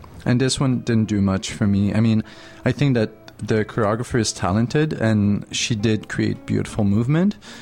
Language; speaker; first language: English; native; English